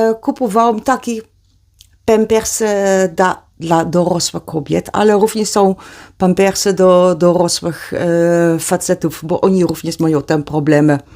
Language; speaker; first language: Polish; non-native, learner; Dutch